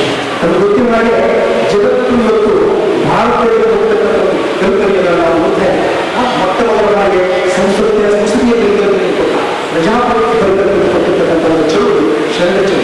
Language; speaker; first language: Kannada; native; Kannada